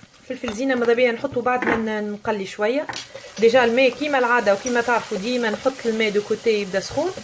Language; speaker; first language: Arabic; native; Arabic